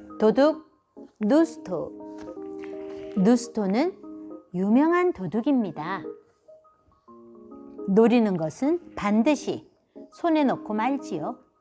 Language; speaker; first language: Korean; native; Korean